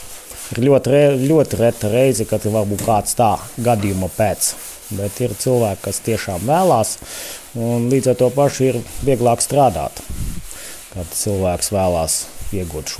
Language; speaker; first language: Latvian; native; Latvian